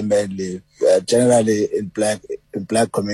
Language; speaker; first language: English; non-native, local second language; Xhosa